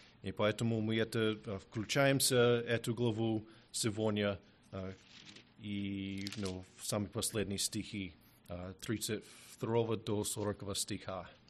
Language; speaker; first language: Russian; non-native, learner; English